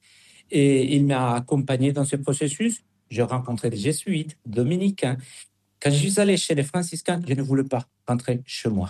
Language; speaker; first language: French; non-native, fluent; Spanish